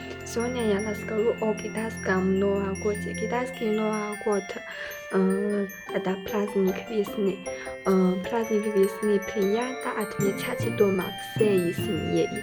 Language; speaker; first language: Russian; non-native, learner; Chinese